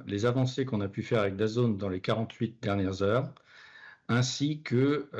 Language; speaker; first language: French; native; French